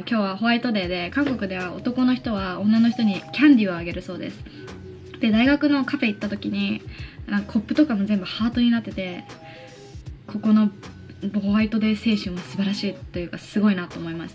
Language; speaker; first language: Japanese; early bilingual, heritage; Japanese